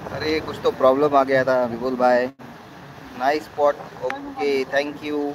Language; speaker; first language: Hindi; non-native, local second language; Marathi